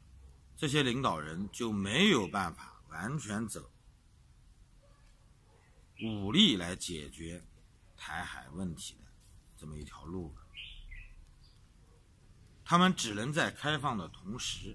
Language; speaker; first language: Chinese; native; Chinese